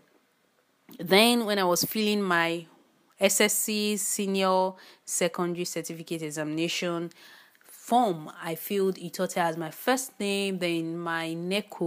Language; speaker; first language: English; non-native, local second language; Yoruba